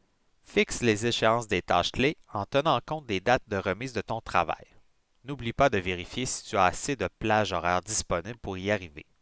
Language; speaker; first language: French; native; French